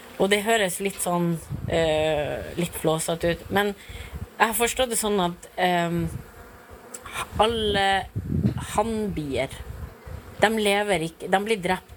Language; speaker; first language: Norwegian; native; Norwegian